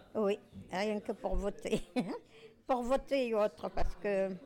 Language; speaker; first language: French; non-native, local second language; Arabic